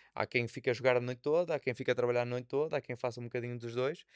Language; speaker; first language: Portuguese; native; Portuguese